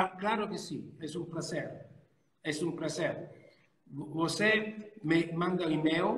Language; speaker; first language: Portuguese; non-native, learner; Italian